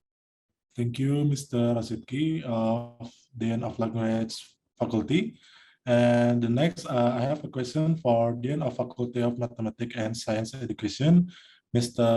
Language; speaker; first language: English; non-native, learner; Indonesian